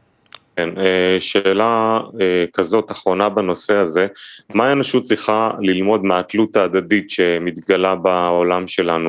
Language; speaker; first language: Hebrew; native; Hebrew